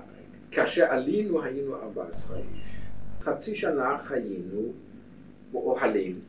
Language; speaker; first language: Hebrew; non-native, fluent; German